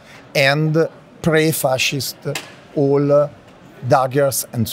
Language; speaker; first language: English; non-native, learner; Italian